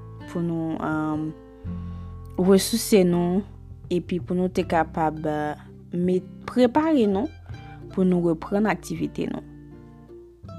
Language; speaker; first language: French; non-native, local second language; Haitian Creole